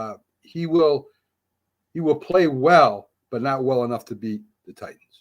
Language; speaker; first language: English; native; English